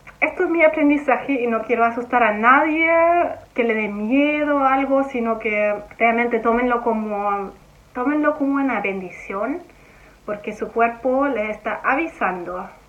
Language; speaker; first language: Spanish; non-native, fluent; German